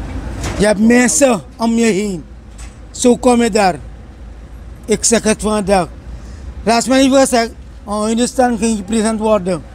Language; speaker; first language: Dutch; non-native, local second language; Sranan Tongo